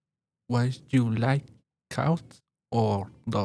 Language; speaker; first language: English; non-native, learner; Spanish